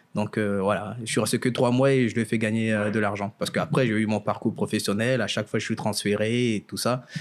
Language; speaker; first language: French; early bilingual, other home language; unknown